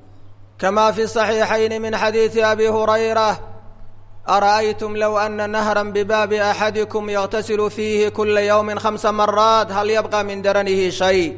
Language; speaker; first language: Arabic; non-native, fluent; Somali